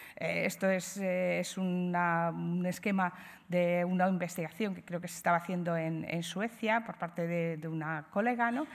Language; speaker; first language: Spanish; native; Spanish